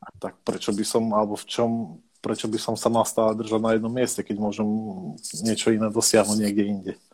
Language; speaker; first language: Slovak; native; Slovak